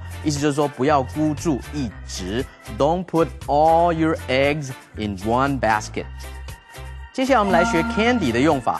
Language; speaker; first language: Chinese; native; Chinese